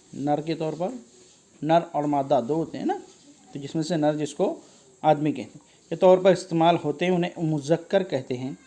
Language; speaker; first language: Urdu; native; Urdu